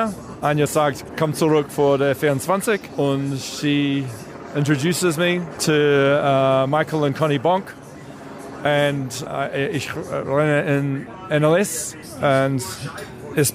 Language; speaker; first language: German; non-native, learner; English